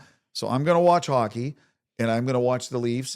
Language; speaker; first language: English; native; English